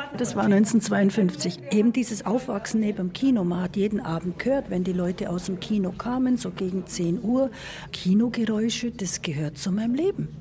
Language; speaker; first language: German; native; German